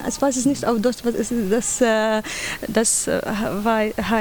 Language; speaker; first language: German; non-native, learner; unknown